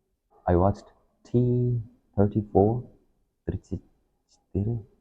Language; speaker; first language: English; non-native, learner; Japanese